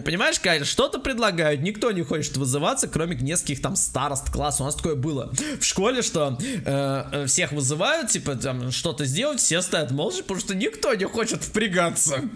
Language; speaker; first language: Russian; native; Russian